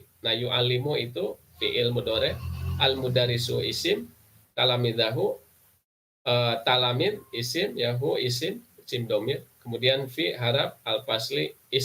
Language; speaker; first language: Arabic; non-native, fluent; Indonesian